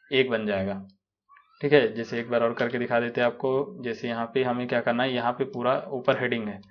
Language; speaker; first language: Hindi; native; Hindi